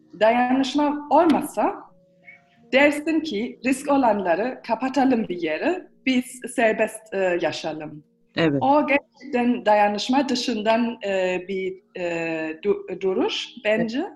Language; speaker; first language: Turkish; early bilingual, heritage; Turkish